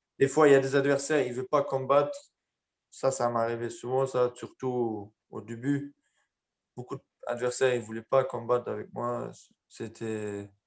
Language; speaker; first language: French; early bilingual, other home language; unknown